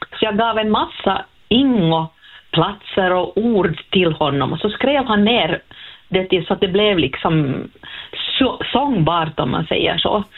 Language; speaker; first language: Swedish; native; Swedish